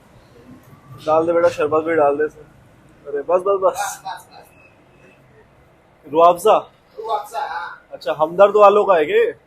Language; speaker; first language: Hindi; native; Hindi